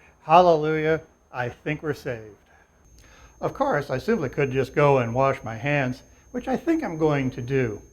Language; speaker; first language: English; native; English